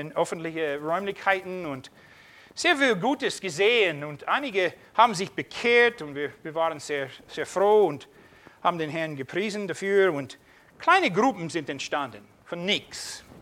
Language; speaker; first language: German; non-native, fluent; English